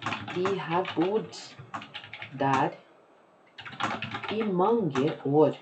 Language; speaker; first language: Norwegian; non-native, fluent; Portuguese